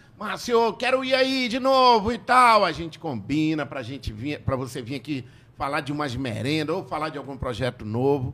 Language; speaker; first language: Portuguese; native; Portuguese